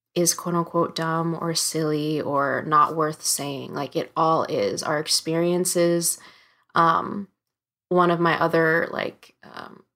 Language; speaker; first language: English; native; English